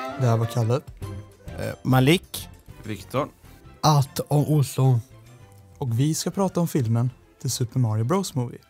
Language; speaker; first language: Swedish; native; Swedish